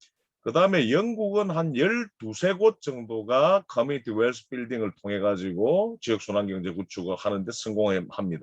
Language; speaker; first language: Korean; native; Korean